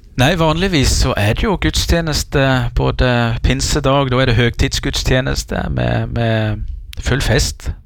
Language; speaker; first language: Norwegian; native; Norwegian